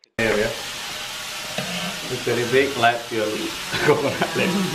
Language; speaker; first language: English; non-native, learner; Balinese